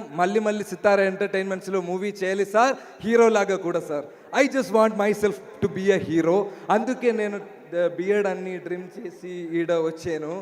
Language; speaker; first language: Telugu; non-native, learner; Malayalam